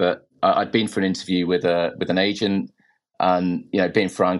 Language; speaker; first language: English; native; English